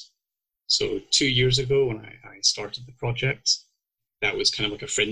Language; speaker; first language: English; native; English